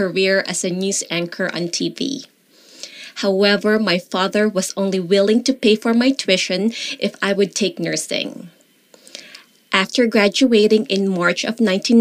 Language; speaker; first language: English; non-native, local second language; Filipino